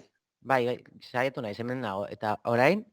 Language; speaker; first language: Basque; non-native, local second language; Spanish